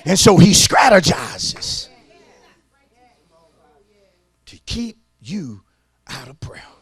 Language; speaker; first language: English; native; English